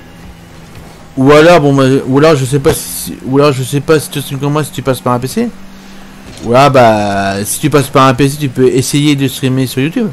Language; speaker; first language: French; native; French